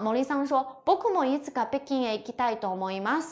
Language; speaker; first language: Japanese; non-native, fluent; Chinese